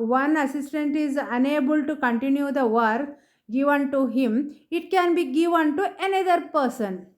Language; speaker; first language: English; non-native, local second language; Kannada